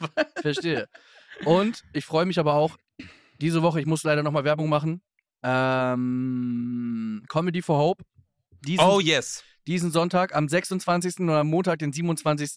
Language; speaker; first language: German; native; German